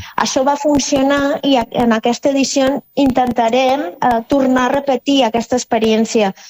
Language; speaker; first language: Catalan; non-native, fluent; Spanish